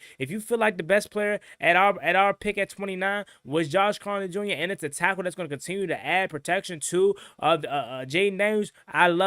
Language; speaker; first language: English; native; English